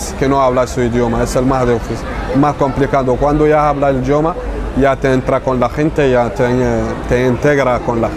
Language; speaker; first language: Spanish; non-native, learner; Arabic